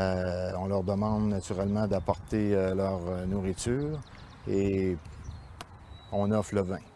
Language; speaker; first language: French; native; French